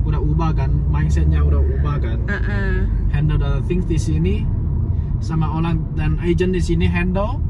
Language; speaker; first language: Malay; non-native, learner; Cantonese